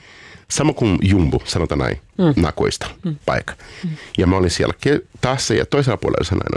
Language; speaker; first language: Finnish; non-native, learner; Portuguese